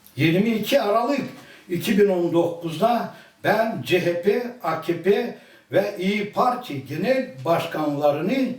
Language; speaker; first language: Turkish; early bilingual, other home language; Azerbaijani